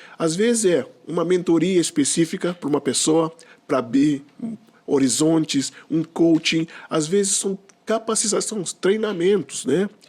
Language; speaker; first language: Portuguese; non-native, local second language; Kabuverdianu